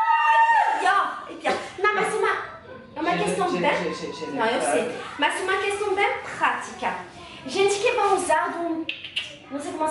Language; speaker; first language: Portuguese; non-native, learner; French